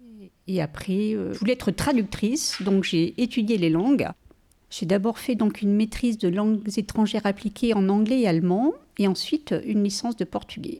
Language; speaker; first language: French; early bilingual, other home language; Portuguese